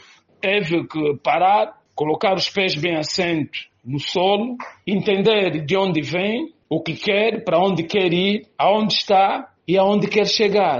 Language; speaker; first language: Portuguese; native; Portuguese